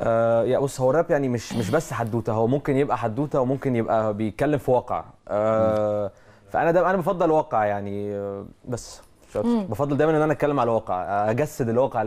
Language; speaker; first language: Arabic; native; Arabic